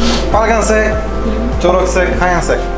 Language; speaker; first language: Korean; non-native, fluent; Bulgarian